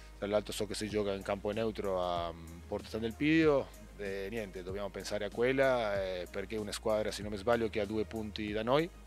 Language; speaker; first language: Italian; non-native, fluent; Spanish